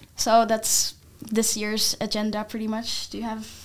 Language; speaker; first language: English; non-native, fluent; Finnish